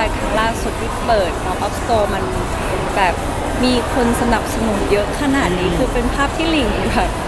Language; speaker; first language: Thai; non-native, fluent; Cantonese